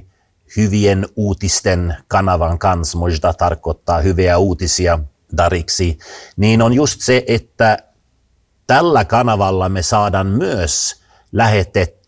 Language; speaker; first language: Finnish; early bilingual, heritage; Finnish